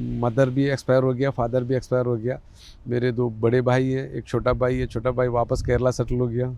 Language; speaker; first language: Hindi; non-native, local second language; Malayalam